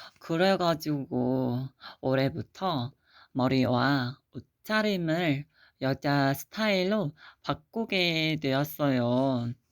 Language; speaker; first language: Korean; non-native, fluent; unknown